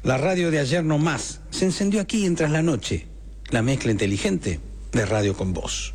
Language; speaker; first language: Spanish; native; Spanish